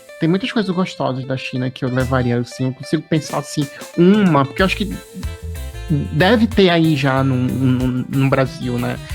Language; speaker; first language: Portuguese; native; Portuguese